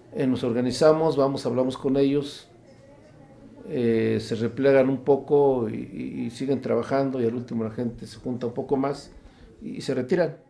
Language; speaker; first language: Spanish; native; Spanish